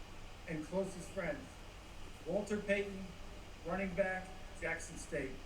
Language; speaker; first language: English; native; English